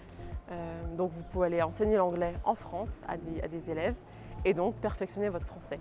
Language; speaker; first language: French; native; French